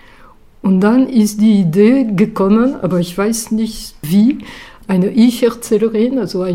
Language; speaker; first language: German; non-native, fluent; French